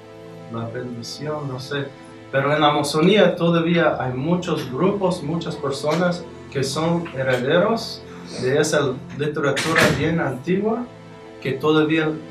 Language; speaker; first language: Spanish; non-native, fluent; English